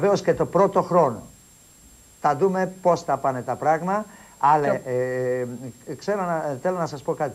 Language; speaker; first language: Greek; non-native, fluent; Polish